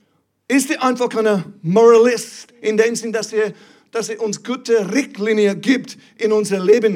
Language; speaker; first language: German; non-native, fluent; English